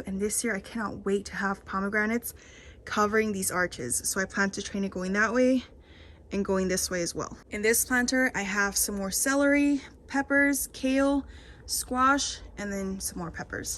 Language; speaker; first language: English; native; English